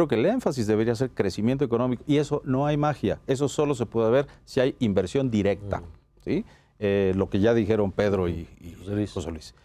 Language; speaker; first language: Spanish; native; Spanish